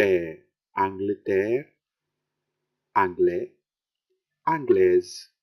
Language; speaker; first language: French; non-native, fluent; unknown